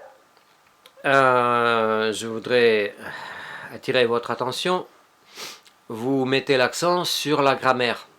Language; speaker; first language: French; non-native, fluent; Russian